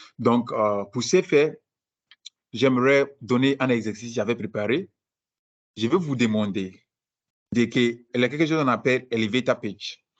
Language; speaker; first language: French; non-native, fluent; Akan